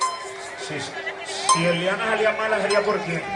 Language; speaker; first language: Spanish; native; Spanish